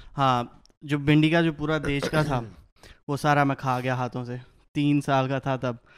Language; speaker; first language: Urdu; non-native, local second language; Punjabi